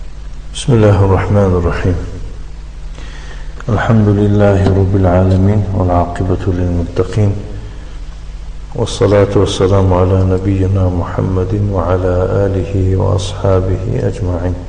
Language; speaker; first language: Arabic; non-native, fluent; Tajik